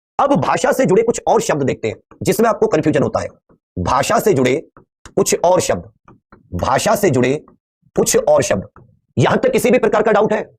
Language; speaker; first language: Hindi; native; Hindi